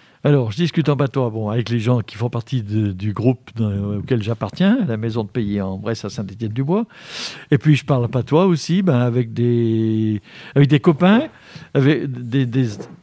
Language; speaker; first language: French; native; French